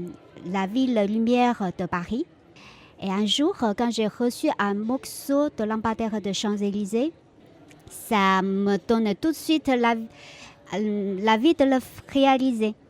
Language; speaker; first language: French; non-native, fluent; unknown